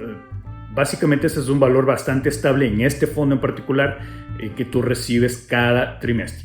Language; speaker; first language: Spanish; native; Spanish